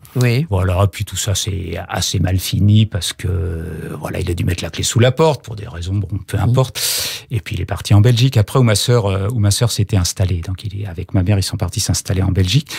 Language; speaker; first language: French; native; French